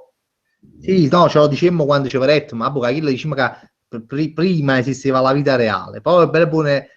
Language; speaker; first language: Italian; native; Italian